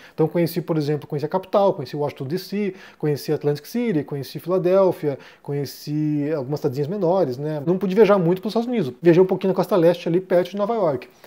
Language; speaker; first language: Portuguese; native; Portuguese